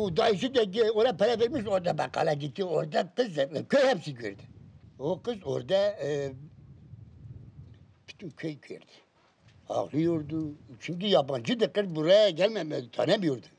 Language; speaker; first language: Turkish; non-native, local second language; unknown